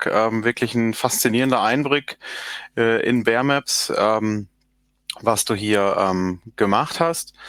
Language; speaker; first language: German; native; German